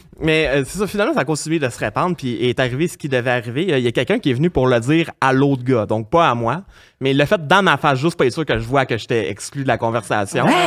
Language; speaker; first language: French; native; French